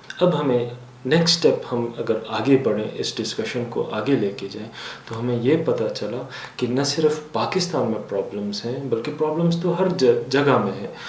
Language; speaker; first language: Urdu; non-native, local second language; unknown